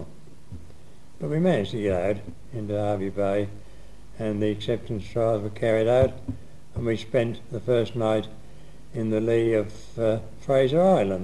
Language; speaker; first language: English; native; English